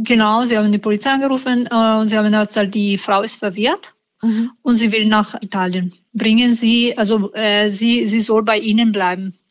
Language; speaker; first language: German; non-native, learner; Italian